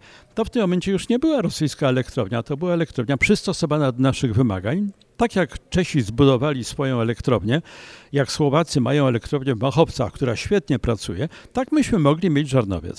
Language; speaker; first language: Polish; native; Polish